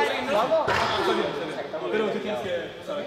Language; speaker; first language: Spanish; non-native, learner; German